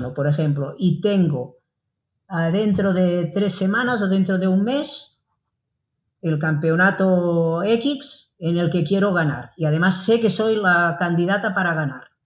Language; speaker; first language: Spanish; native; Spanish